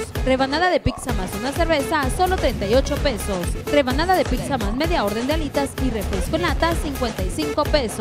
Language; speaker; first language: Spanish; native; Spanish